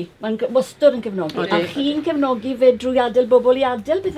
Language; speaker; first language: Welsh; native; Welsh